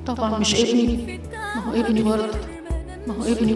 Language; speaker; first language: Arabic; native; Arabic